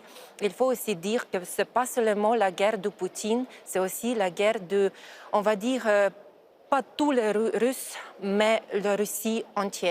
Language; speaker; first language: French; non-native, fluent; Ukrainian